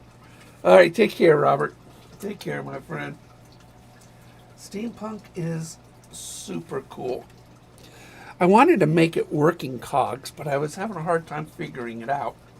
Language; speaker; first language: English; native; English